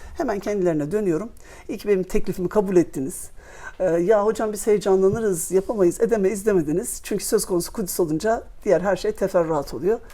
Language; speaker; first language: Turkish; native; Turkish